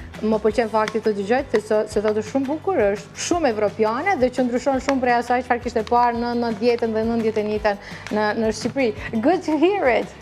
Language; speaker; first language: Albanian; native; Albanian